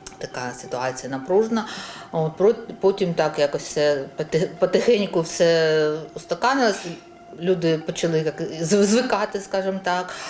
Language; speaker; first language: Ukrainian; non-native, local second language; Russian